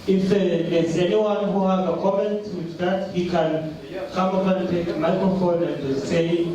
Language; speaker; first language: English; non-native, fluent; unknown